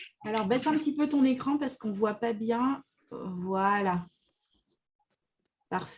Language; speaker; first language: French; native; French